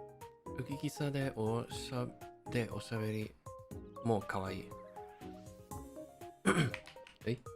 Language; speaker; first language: Japanese; non-native, learner; English